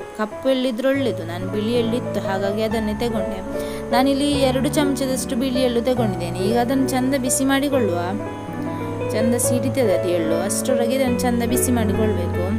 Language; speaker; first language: Kannada; non-native, local second language; Tulu